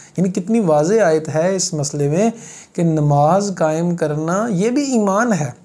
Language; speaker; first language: Urdu; non-native, local second language; Punjabi